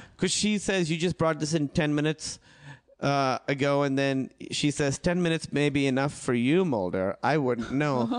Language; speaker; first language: English; non-native, local second language; Urdu